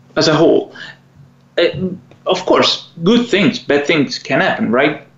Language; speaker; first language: English; non-native, fluent; Italian